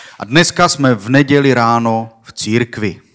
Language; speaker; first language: Czech; non-native, learner; Swedish